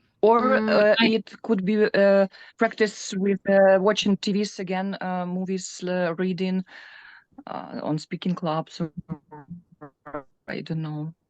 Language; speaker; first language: English; non-native, learner; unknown